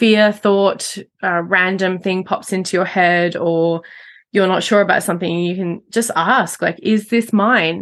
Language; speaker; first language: English; native; English